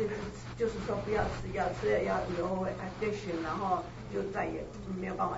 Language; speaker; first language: Chinese; native; Chinese